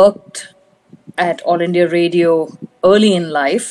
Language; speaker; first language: English; non-native, local second language; Hindi